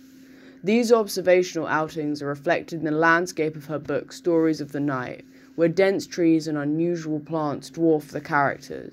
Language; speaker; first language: English; native; English